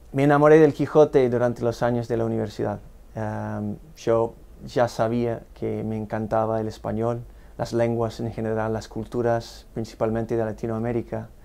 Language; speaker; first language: Spanish; non-native, fluent; English